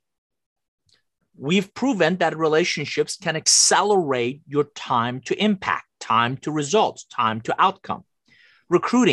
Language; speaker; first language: English; non-native, fluent; Persian